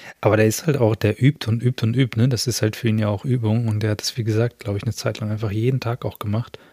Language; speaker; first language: German; native; German